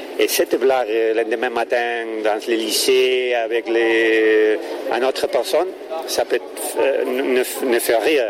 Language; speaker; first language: French; non-native, learner; Catalan